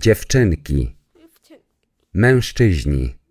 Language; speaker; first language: Polish; non-native, learner; English